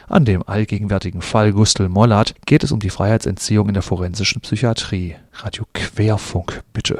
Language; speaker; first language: German; native; German